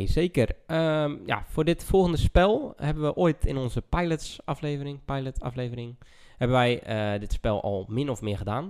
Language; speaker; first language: Dutch; native; Dutch